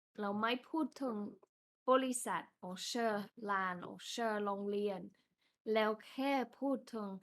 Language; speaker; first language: Thai; non-native, fluent; English